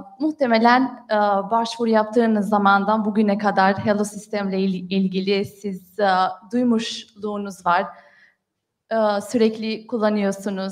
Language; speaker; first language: Turkish; non-native, fluent; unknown